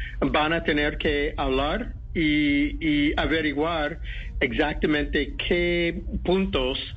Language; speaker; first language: Spanish; non-native, fluent; English